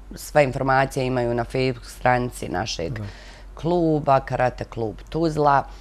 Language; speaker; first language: Croatian; native; Croatian